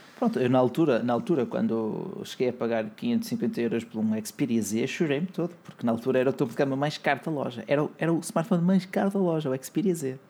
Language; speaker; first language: Portuguese; native; Portuguese